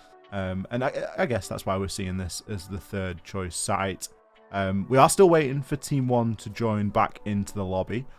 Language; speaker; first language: English; native; English